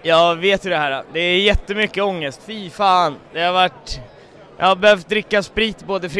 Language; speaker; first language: Swedish; native; Swedish